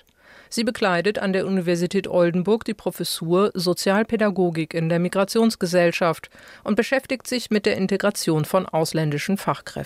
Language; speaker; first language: German; native; German